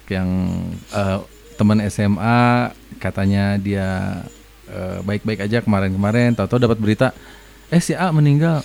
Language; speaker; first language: Indonesian; native; Indonesian